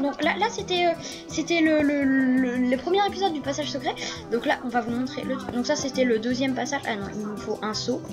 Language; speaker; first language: French; native; French